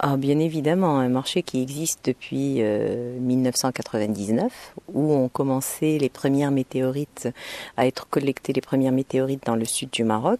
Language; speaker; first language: French; non-native, local second language; Arabic